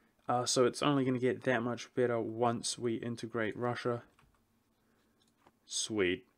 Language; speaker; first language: English; native; English